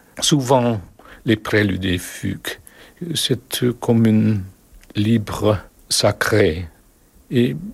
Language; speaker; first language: French; non-native, learner; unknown